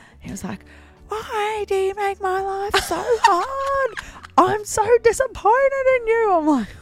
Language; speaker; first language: English; native; English